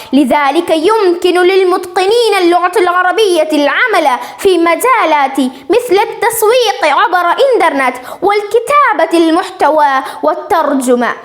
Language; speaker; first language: Arabic; non-native, learner; Malayalam